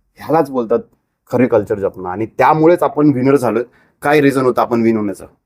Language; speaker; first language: Marathi; native; Marathi